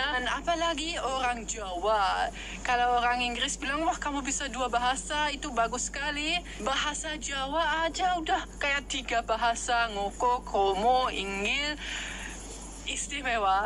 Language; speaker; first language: Indonesian; non-native, fluent; German